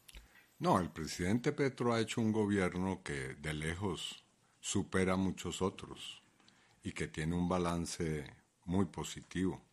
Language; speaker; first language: Spanish; native; Spanish